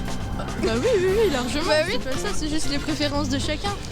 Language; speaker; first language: French; native; French